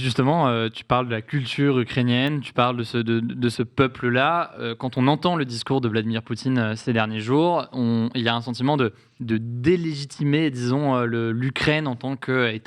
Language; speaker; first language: French; native; French